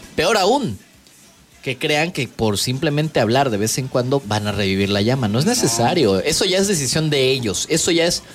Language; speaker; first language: Spanish; native; Spanish